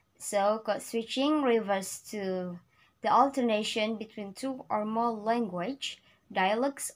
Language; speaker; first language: English; non-native, learner; Indonesian